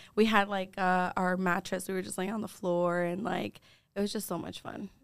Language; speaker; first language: English; early bilingual, other home language; Spanish